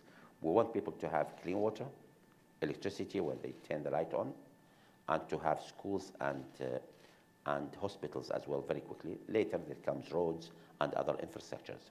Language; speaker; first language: English; non-native, fluent; Arabic